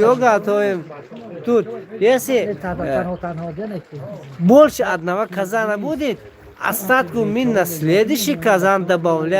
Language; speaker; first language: Russian; non-native, local second language; Tajik